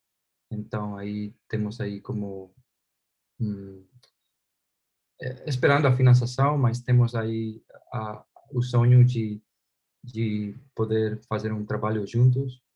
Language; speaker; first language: Portuguese; non-native, fluent; Spanish